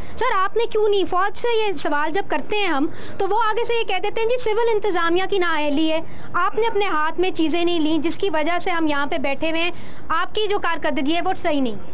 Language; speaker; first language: Urdu; native; Urdu